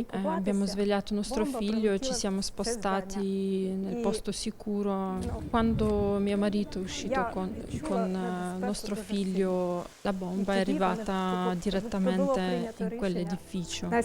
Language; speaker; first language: Italian; non-native, fluent; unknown